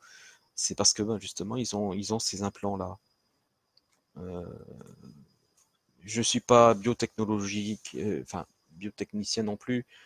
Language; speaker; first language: French; native; French